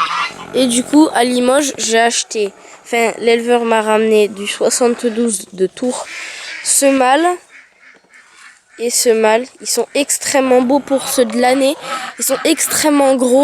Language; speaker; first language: French; native; French